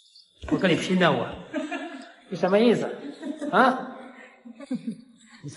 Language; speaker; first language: Chinese; native; Chinese